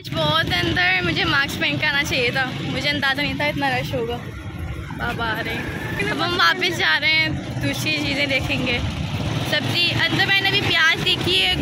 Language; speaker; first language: Urdu; native; Urdu